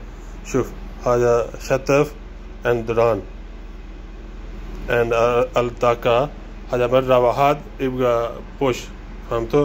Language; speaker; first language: Arabic; non-native, learner; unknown